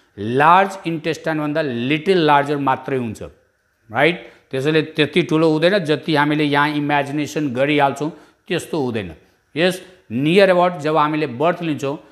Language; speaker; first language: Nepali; non-native, local second language; Bhojpuri